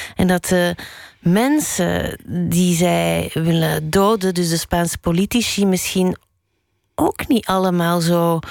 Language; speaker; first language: Dutch; native; Dutch